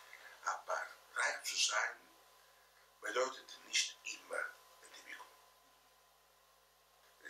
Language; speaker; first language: German; non-native, fluent; Italian